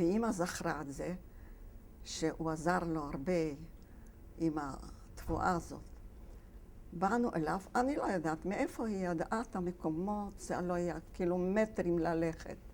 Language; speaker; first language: Hebrew; non-native, fluent; Polish